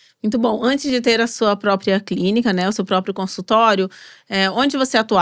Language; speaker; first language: Portuguese; native; Portuguese